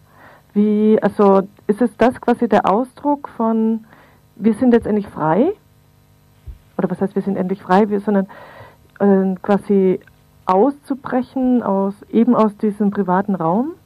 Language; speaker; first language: German; native; German